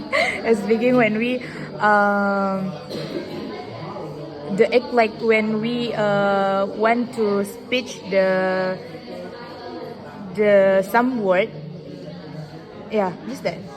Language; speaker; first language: English; non-native, learner; Indonesian